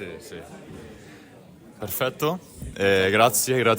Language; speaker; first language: Italian; non-native, fluent; Spanish